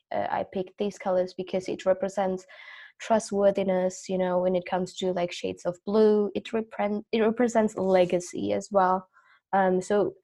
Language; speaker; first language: English; non-native, fluent; Indonesian